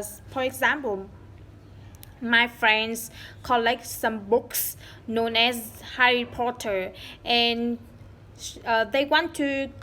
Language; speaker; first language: English; non-native, learner; Vietnamese